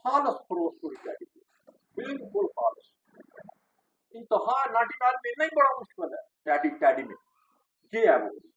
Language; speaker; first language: Hindi; non-native, local second language; Punjabi